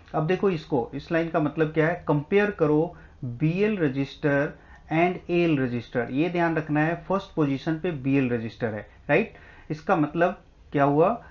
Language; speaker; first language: Hindi; native; Hindi